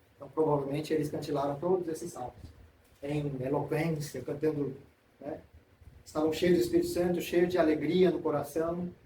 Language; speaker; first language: Portuguese; non-native, fluent; Korean